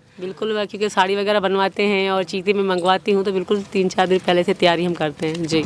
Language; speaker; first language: Urdu; non-native, local second language; Sindhi